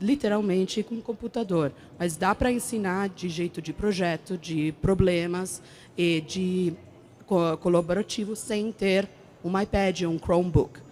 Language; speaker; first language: Portuguese; non-native, fluent; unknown